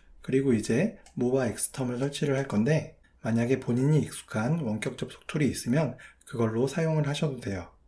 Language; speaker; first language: Korean; native; Korean